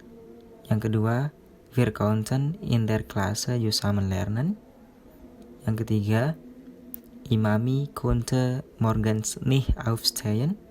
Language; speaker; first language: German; non-native, learner; Indonesian